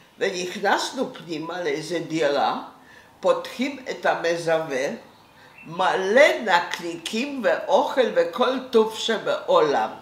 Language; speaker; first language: Hebrew; non-native, fluent; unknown